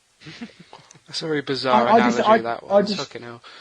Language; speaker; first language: English; native; English